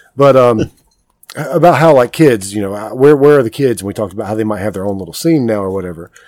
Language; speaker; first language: English; native; English